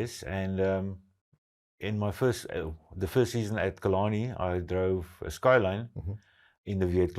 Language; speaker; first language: English; non-native, local second language; Afrikaans